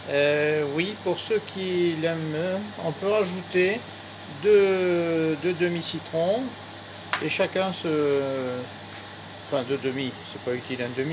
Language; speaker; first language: French; native; French